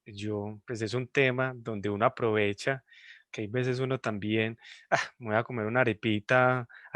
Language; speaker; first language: Spanish; native; Spanish